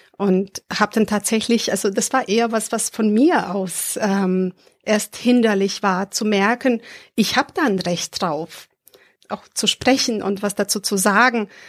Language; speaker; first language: German; early bilingual, other home language; Serbian